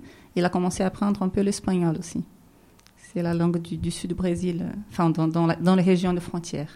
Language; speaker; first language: French; non-native, fluent; Portuguese